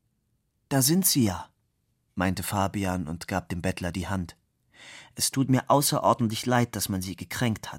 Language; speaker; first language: German; native; German